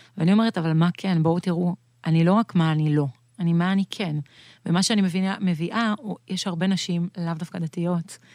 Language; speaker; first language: Hebrew; native; Hebrew